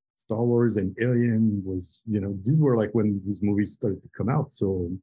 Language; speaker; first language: English; non-native, fluent; French